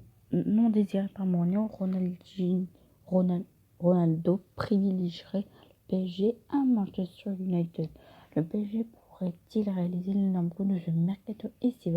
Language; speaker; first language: French; native; French